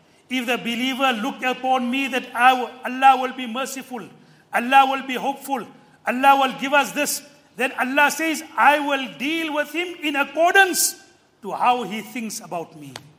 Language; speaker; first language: English; native; English